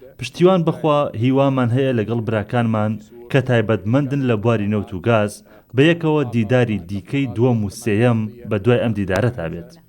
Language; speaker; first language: Central Kurdish; non-native, fluent; Arabic